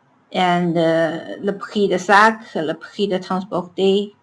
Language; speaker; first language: French; non-native, learner; Chinese